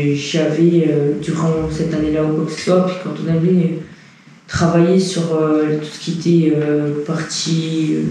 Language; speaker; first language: French; early bilingual, heritage; French